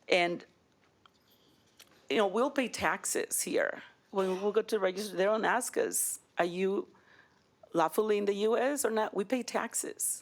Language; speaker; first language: English; early bilingual, other home language; Spanish